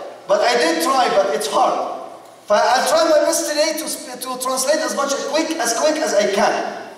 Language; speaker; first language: English; non-native, fluent; Arabic